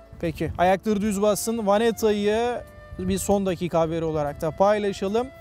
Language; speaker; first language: Turkish; native; Turkish